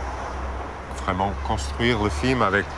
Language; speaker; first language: French; non-native, fluent; Portuguese